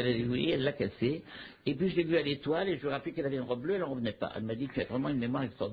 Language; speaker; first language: French; native; French